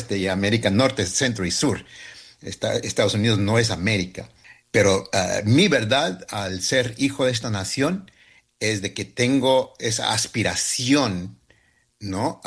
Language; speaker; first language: Spanish; early bilingual, heritage; Spanish